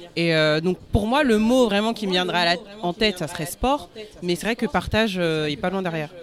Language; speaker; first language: French; early bilingual, other home language; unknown